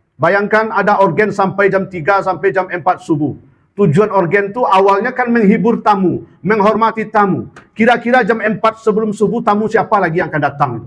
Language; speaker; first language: Malay; non-native, local second language; Minangkabau